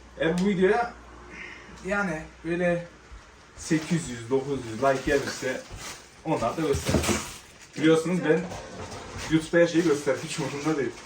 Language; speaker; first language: Turkish; early bilingual, heritage; Turkish